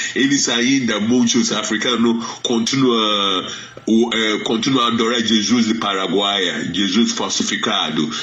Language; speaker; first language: Portuguese; non-native, fluent; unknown